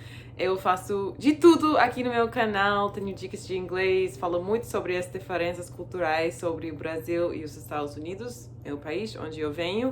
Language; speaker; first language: Portuguese; non-native, fluent; English